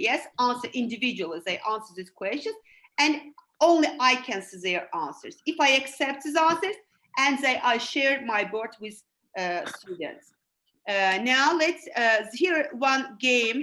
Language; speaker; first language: English; non-native, fluent; Azerbaijani